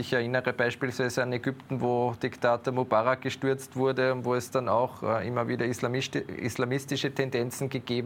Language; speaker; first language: German; native; German